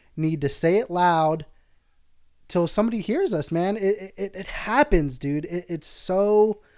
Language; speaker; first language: English; early bilingual, other home language; Spanish